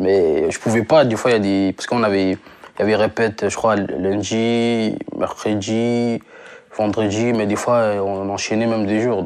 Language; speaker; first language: French; non-native, local second language; Lingala